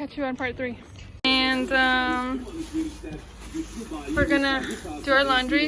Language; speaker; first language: English; native; English